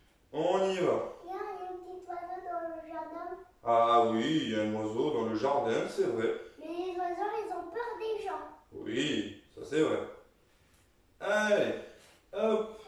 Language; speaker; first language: French; native; French